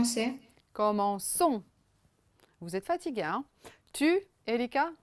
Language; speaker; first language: French; non-native, fluent; Romanian